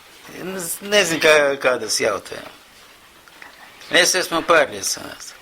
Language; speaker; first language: Latvian; non-native, local second language; Russian